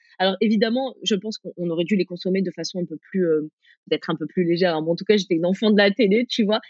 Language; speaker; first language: French; early bilingual, other home language; Arabic